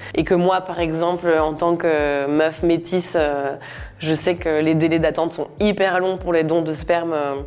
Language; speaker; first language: French; native; French